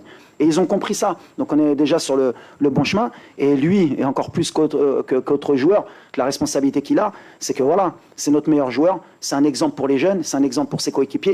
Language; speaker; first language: French; native; French